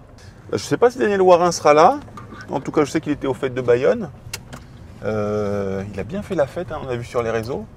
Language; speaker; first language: French; native; French